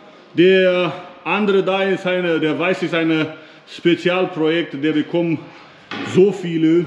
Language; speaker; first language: German; non-native, learner; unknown